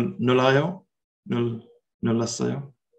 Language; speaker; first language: Korean; non-native, learner; English